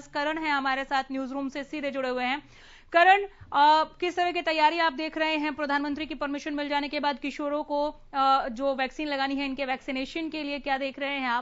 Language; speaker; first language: Hindi; native; Hindi